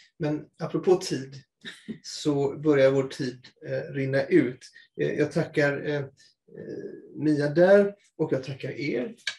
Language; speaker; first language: Swedish; native; Swedish